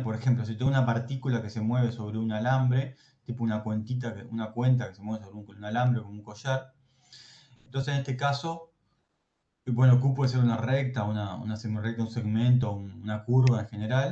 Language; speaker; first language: Spanish; native; Spanish